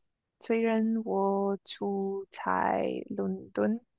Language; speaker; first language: Chinese; non-native, learner; English